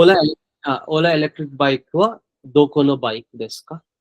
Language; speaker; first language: Japanese; non-native, learner; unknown